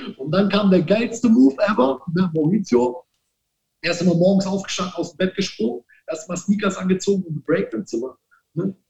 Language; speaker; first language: German; native; German